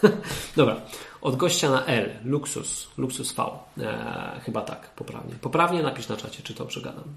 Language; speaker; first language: Polish; native; Polish